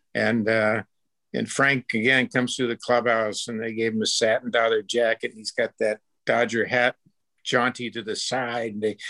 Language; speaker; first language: English; native; English